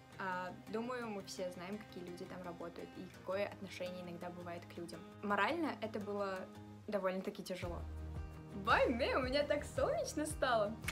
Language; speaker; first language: Russian; early bilingual, other home language; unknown